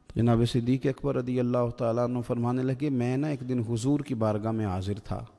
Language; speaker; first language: Urdu; native; Urdu